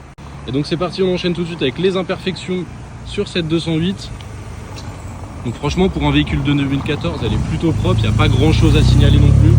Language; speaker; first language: French; native; French